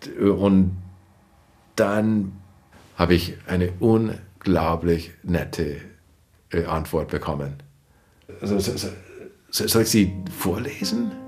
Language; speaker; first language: German; non-native, fluent; English